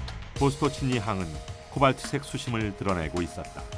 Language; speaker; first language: Korean; native; Korean